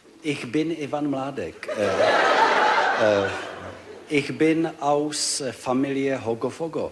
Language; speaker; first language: German; non-native, learner; Czech